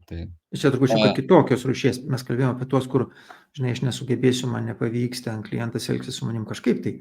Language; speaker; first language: Lithuanian; native; Lithuanian